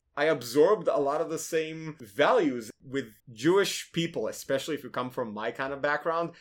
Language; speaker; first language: English; non-native, fluent; Hebrew